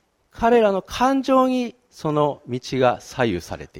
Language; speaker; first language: Japanese; native; Japanese